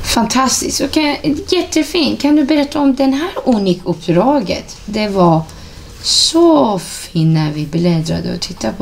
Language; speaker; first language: Swedish; non-native, fluent; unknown